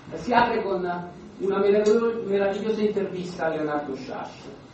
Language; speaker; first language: Italian; native; Italian